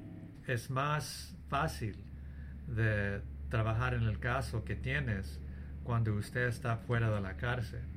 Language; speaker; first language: Spanish; early bilingual, heritage; English